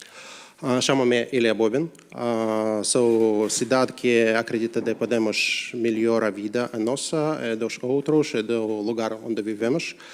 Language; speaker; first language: Portuguese; non-native, learner; Russian